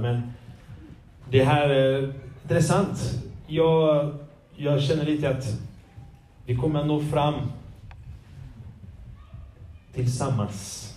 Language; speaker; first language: Swedish; non-native, fluent; Portuguese